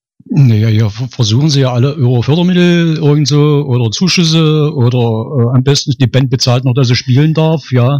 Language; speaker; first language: German; native; German